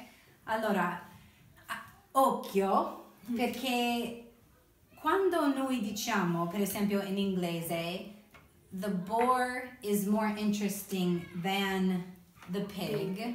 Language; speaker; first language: Italian; non-native, fluent; English